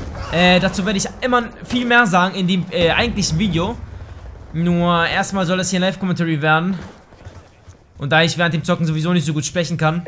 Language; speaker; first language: German; native; German